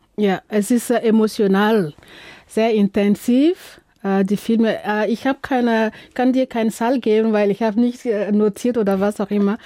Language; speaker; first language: German; non-native, fluent; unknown